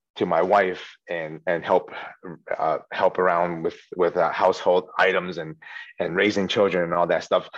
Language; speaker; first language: English; early bilingual, other home language; Chinese